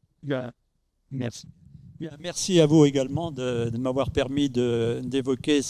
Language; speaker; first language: French; native; French